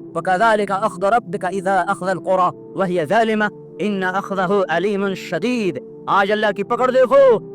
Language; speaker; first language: Urdu; non-native, local second language; Punjabi